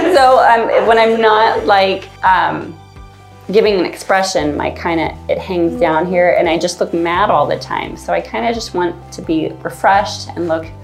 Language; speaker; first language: English; native; English